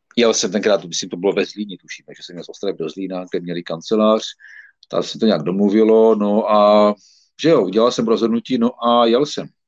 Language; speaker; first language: Czech; native; Czech